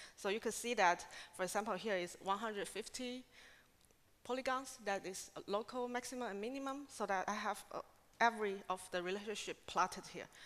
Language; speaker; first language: English; non-native, fluent; Chinese